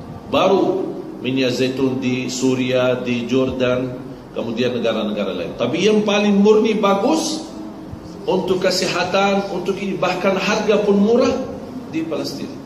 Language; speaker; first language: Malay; non-native, fluent; Arabic